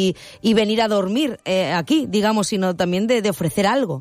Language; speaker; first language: Spanish; native; Spanish